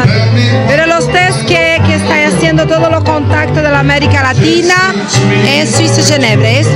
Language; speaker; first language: Spanish; non-native, learner; Portuguese